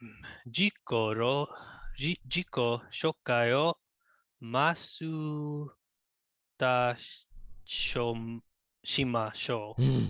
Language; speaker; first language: Japanese; non-native, learner; English